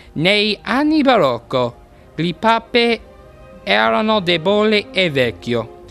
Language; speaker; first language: Italian; non-native, learner; English